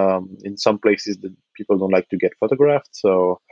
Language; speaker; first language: English; non-native, fluent; French